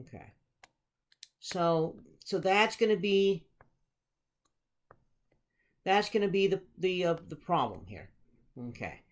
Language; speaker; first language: English; native; English